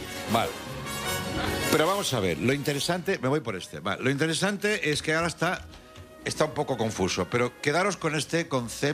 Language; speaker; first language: Spanish; native; Spanish